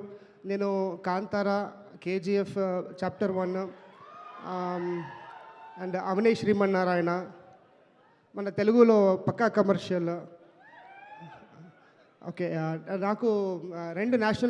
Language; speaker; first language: Telugu; non-native, learner; Kannada